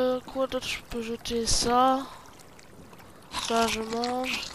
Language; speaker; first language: French; native; French